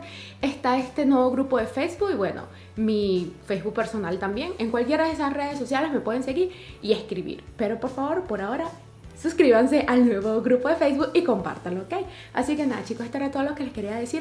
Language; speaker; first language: Spanish; native; Spanish